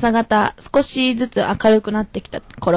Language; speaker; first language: Japanese; native; Japanese